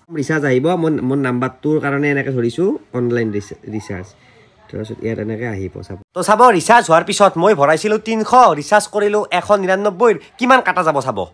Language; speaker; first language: Assamese; native; Assamese